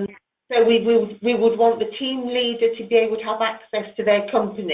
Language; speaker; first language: English; native; English